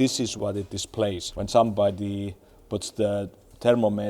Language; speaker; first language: English; non-native, fluent; Estonian